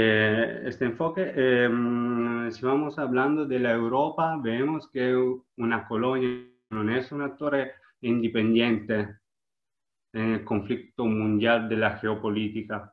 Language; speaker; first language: Spanish; non-native, learner; Italian